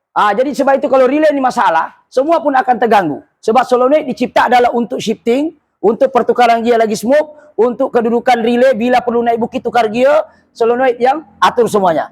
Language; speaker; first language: Malay; non-native, local second language; Buginese